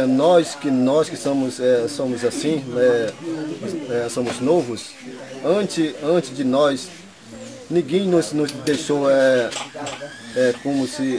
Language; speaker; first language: Portuguese; non-native, local second language; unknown